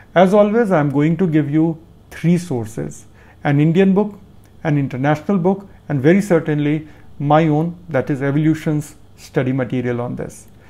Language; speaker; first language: English; non-native, local second language; Hindi